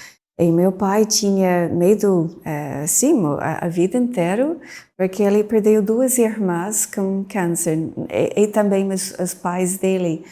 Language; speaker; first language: Portuguese; non-native, fluent; English